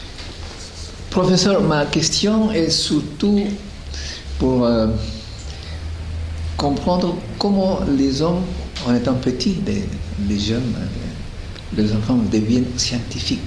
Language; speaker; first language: French; non-native, fluent; Spanish